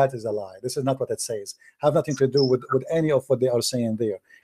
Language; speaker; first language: English; non-native, fluent; Arabic